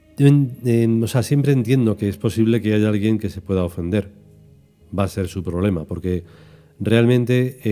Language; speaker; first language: Spanish; native; Spanish